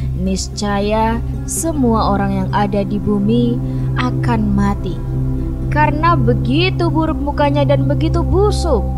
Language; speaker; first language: Indonesian; native; Indonesian